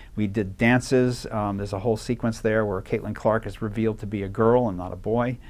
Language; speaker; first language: English; native; English